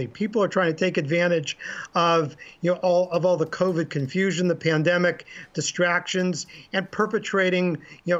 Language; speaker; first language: English; native; English